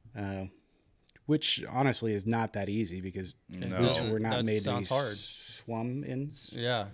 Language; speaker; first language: English; native; English